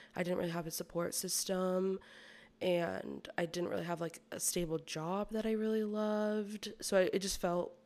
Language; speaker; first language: English; native; English